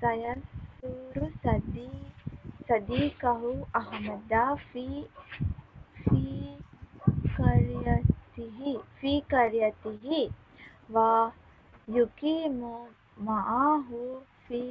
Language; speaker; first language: Arabic; non-native, learner; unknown